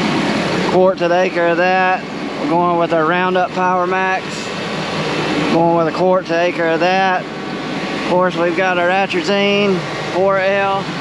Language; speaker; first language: English; native; English